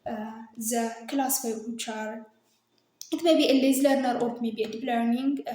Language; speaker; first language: English; non-native, local second language; Amharic